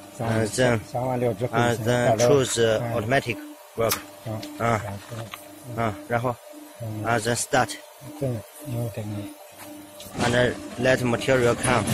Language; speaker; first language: English; non-native, learner; Chinese